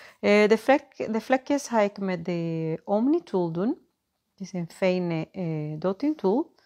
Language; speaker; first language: Dutch; non-native, fluent; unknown